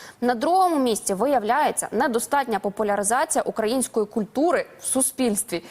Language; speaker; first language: Ukrainian; native; Ukrainian